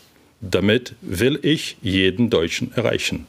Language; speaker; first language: German; non-native, fluent; Ukrainian